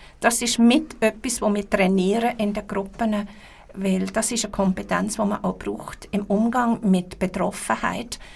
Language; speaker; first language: German; native; German